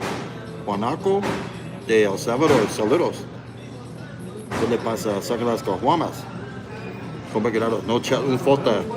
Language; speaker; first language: Spanish; non-native, learner; English